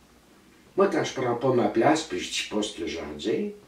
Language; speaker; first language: French; native; French